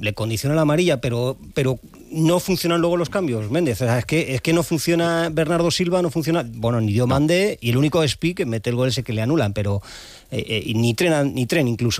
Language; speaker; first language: Spanish; native; Spanish